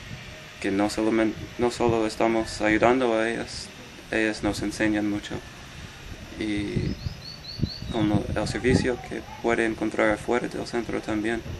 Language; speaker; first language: Spanish; non-native, fluent; English